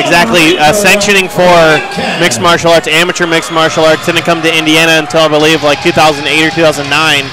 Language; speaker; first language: English; native; English